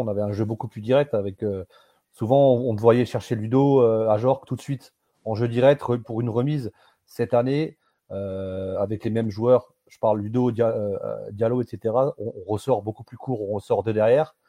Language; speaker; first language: French; native; French